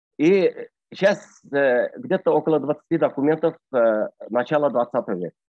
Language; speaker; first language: Russian; non-native, local second language; Bashkir